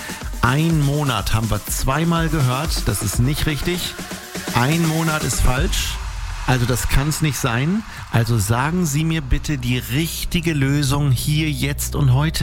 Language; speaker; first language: German; native; German